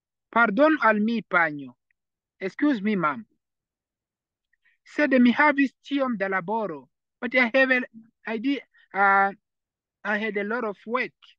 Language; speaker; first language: English; non-native, fluent; Rundi